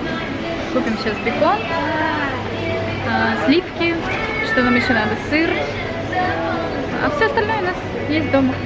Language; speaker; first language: Russian; native; Russian